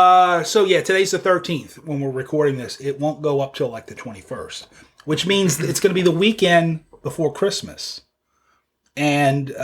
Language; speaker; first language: English; native; English